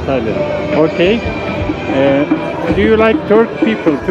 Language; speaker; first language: English; non-native, learner; Turkish